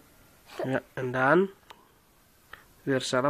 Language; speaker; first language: Dutch; non-native, learner; Filipino